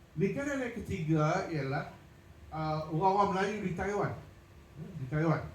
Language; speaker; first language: Malay; native; Malay